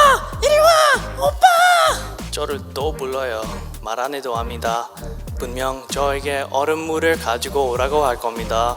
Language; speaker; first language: Korean; non-native, learner; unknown